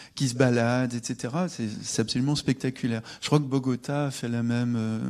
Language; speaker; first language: French; native; French